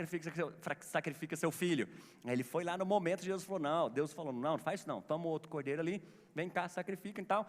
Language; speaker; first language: Portuguese; native; Portuguese